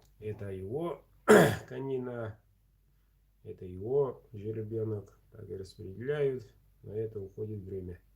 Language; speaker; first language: Russian; non-native, local second language; Yakut